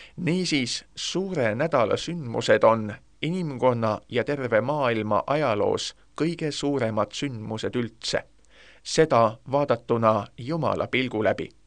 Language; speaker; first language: Estonian; native; Estonian